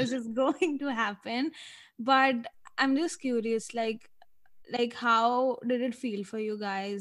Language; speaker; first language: English; non-native, local second language; Hindi